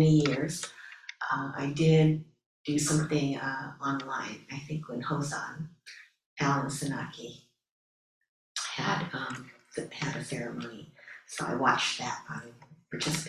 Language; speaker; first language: English; native; English